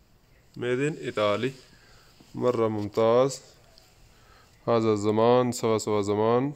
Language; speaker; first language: Arabic; non-native, learner; Urdu